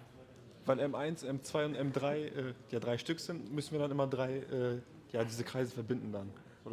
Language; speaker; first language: German; native; German